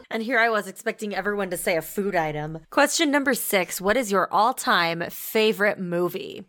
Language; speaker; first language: English; native; English